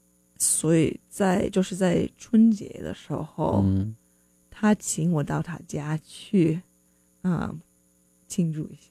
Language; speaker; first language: Chinese; non-native, fluent; English